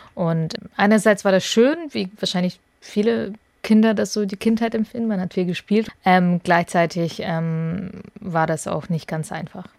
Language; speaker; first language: German; early bilingual, other home language; Russian